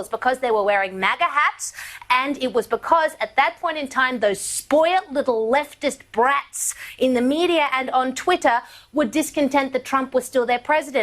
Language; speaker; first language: English; native; English